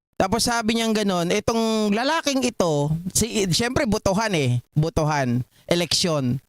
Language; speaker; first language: Filipino; non-native, local second language; Iloko